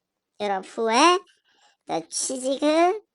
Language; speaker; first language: Korean; non-native, fluent; Khmer